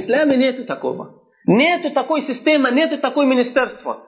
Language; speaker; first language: Russian; non-native, fluent; Arabic